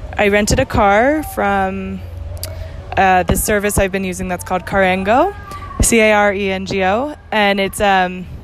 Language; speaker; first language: English; native; English